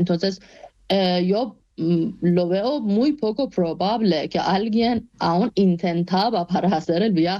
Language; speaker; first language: Spanish; non-native, fluent; Persian